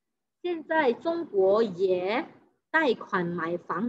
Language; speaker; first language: Chinese; non-native, fluent; Indonesian